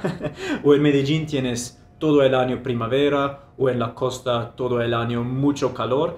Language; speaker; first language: Spanish; non-native, fluent; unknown